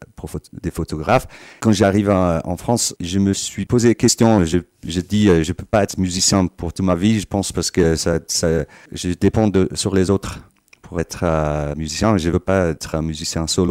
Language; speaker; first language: French; non-native, fluent; English